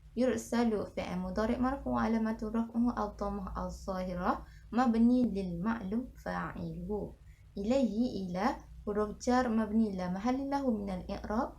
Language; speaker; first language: Arabic; non-native, learner; Malay